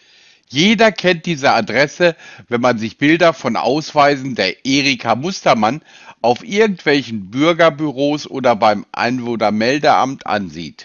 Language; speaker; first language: German; native; German